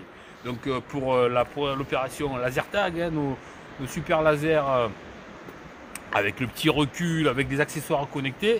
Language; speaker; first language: French; native; French